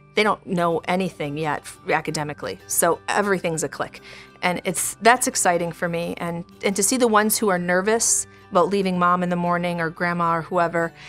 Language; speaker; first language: English; native; English